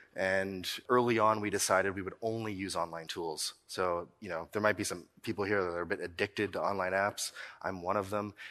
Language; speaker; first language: English; native; English